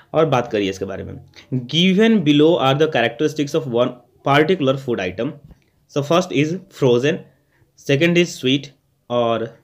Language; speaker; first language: Hindi; native; Hindi